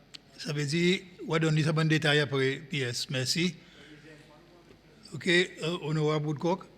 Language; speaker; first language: French; non-native, local second language; Seselwa Creole French